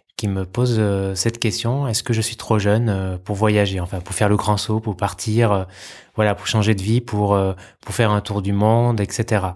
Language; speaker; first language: French; native; French